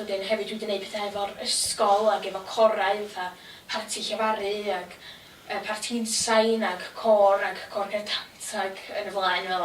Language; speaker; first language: Welsh; native; Welsh